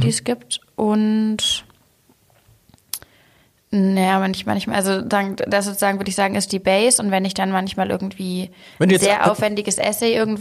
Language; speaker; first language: German; native; German